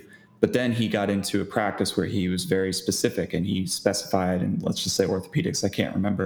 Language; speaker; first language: English; native; English